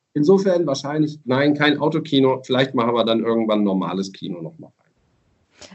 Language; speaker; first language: German; native; German